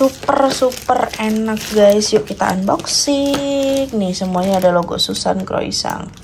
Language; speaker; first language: Indonesian; native; Indonesian